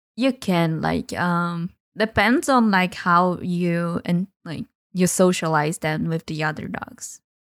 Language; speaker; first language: English; non-native, fluent; Portuguese